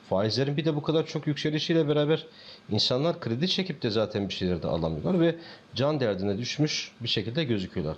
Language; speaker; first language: Turkish; native; Turkish